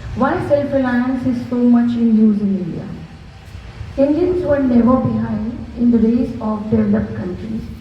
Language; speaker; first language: English; non-native, local second language; Hindi